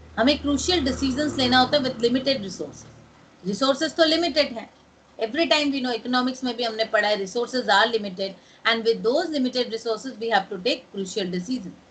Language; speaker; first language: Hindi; non-native, local second language; Bangla